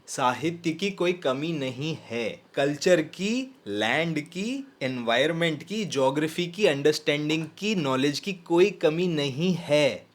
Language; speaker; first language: Hindi; native; Hindi